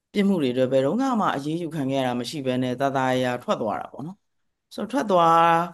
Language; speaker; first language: Burmese; native; Burmese